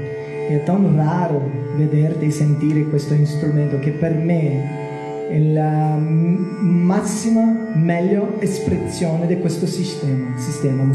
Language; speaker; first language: Italian; non-native, learner; Portuguese